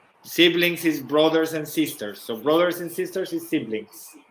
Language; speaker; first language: English; non-native, fluent; Spanish